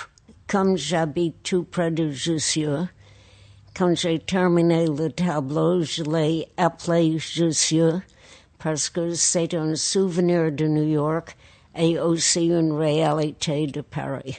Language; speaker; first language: French; non-native, fluent; English